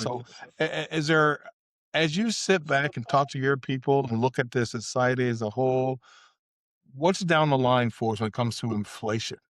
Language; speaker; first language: English; native; English